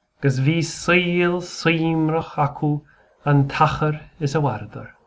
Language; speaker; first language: Irish; native; Irish